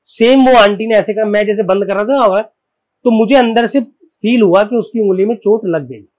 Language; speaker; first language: Hindi; native; Hindi